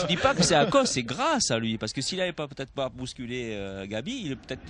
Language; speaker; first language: French; native; French